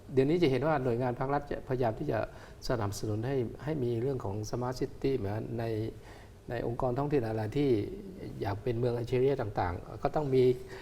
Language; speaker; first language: Thai; native; Thai